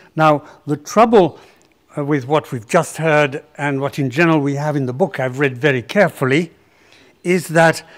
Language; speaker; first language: English; non-native, fluent; Spanish